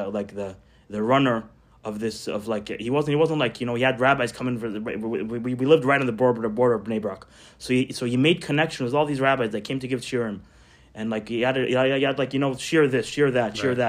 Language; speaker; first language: English; non-native, fluent; Hebrew